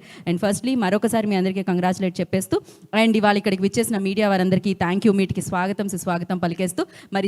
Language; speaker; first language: Telugu; native; Telugu